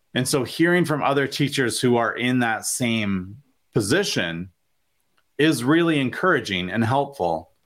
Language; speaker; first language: English; native; English